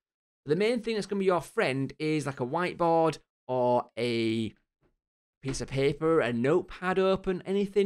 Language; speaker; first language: English; native; English